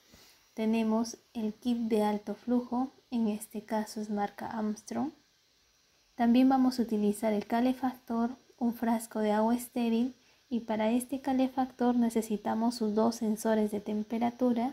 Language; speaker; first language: Spanish; native; Spanish